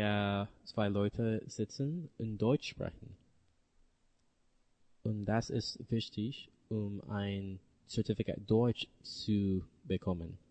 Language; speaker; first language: German; non-native, learner; English